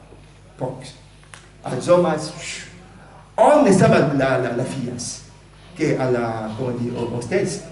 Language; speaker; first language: Catalan; non-native, fluent; Lingala